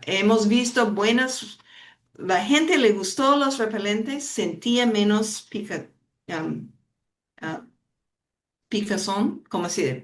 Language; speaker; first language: Spanish; non-native, fluent; English